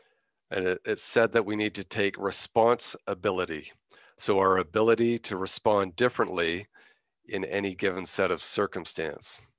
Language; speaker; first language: English; native; English